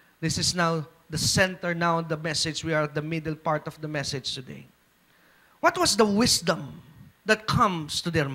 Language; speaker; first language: English; non-native, local second language; Filipino